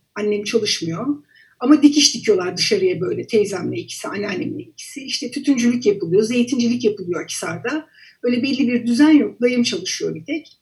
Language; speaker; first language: Turkish; native; Turkish